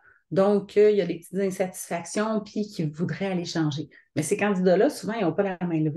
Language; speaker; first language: French; native; French